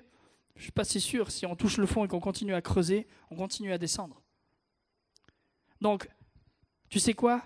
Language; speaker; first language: French; native; French